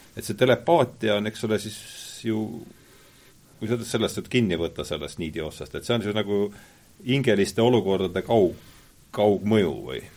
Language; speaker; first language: Estonian; native; Estonian